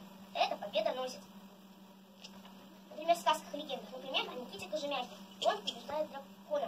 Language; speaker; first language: Russian; native; Russian